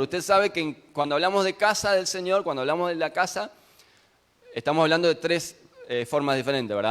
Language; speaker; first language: Spanish; native; Spanish